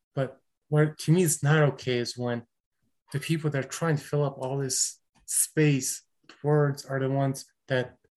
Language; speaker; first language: English; early bilingual, other home language; Romanian